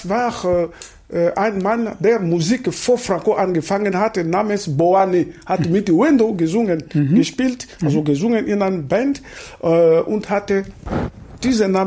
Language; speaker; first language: German; non-native, fluent; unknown